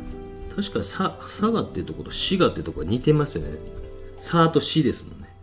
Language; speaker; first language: Japanese; native; Japanese